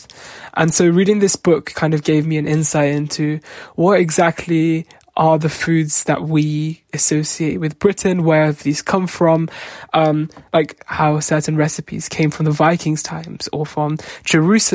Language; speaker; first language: English; native; English